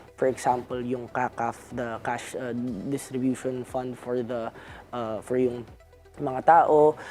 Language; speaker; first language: Filipino; native; Filipino